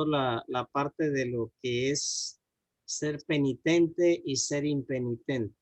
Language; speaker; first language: Spanish; native; Spanish